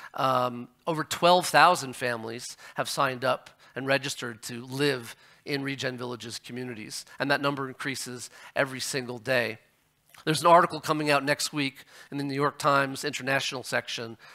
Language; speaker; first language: English; native; English